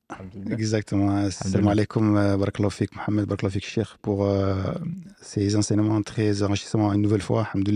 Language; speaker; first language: French; native; French